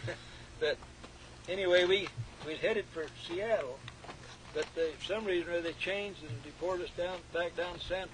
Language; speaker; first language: English; native; English